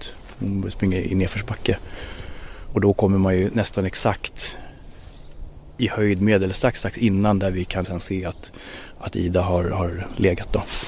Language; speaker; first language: Swedish; native; Swedish